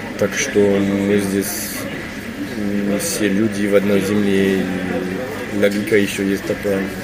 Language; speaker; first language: Russian; non-native, learner; French